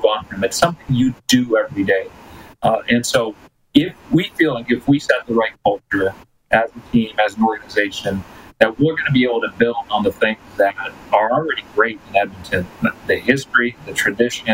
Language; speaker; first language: English; early bilingual, other home language; Spanish